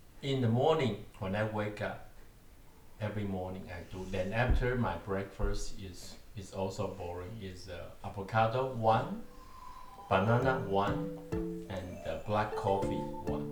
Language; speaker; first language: English; non-native, learner; Chinese